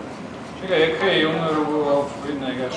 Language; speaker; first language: Chinese; non-native, learner; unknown